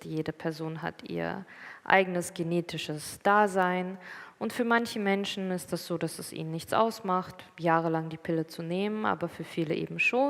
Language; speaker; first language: German; native; German